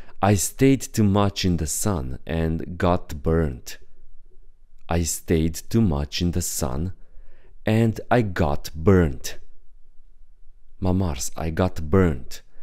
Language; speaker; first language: English; non-native, fluent; Romanian